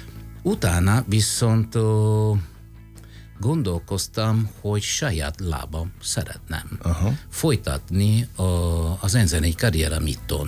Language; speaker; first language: Hungarian; non-native, fluent; Italian